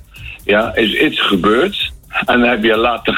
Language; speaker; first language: Dutch; non-native, fluent; Arabic